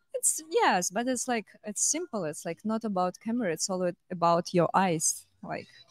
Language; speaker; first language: English; non-native, fluent; Russian